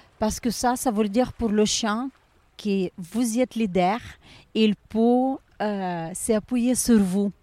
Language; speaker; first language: French; non-native, learner; Ukrainian